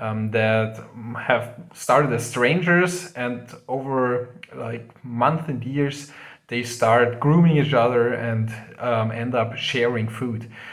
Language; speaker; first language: English; non-native, fluent; German